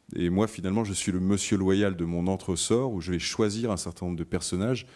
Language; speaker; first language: French; native; French